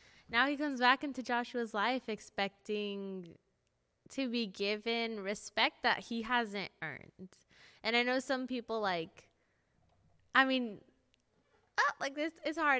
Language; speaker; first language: English; early bilingual, other home language; Spanish